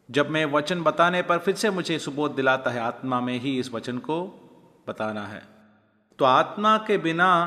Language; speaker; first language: Hindi; non-native, local second language; Malayalam